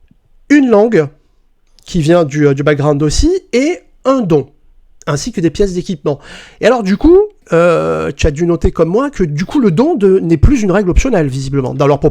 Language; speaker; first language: French; native; French